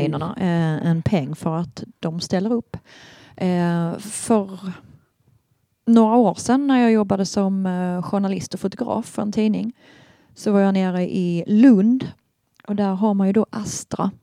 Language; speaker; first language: Swedish; native; Swedish